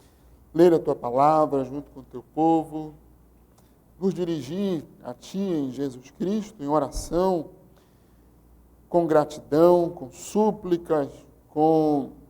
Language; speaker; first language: Portuguese; native; Portuguese